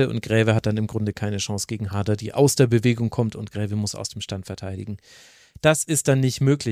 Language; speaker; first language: German; native; German